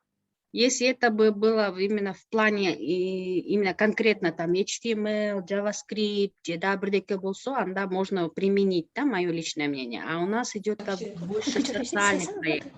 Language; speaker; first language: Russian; non-native, local second language; Kyrgyz